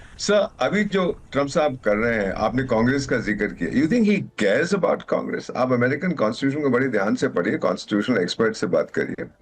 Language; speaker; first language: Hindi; native; Hindi